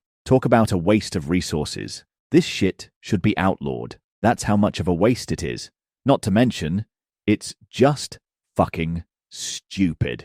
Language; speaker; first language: English; native; English